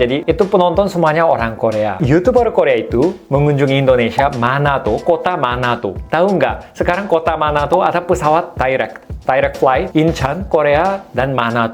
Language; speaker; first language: Indonesian; non-native, fluent; Korean